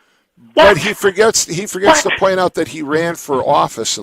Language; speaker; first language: English; native; English